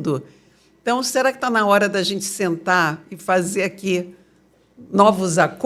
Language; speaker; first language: Portuguese; native; Portuguese